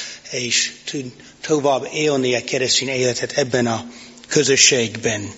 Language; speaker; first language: Hungarian; non-native, fluent; English